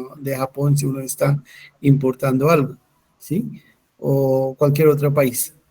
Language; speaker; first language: Spanish; non-native, fluent; Hindi